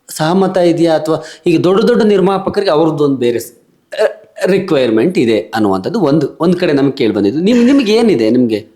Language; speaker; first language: Kannada; native; Kannada